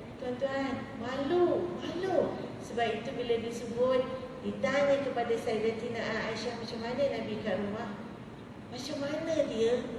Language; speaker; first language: Malay; native; Malay